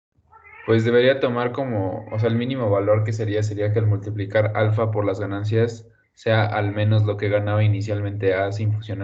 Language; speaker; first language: Spanish; native; Spanish